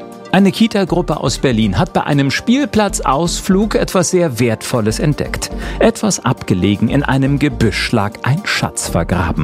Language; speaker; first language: German; native; German